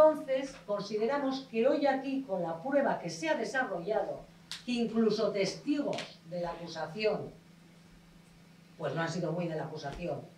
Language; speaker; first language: Spanish; native; Spanish